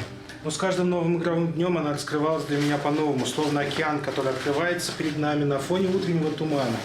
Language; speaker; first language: Russian; native; Russian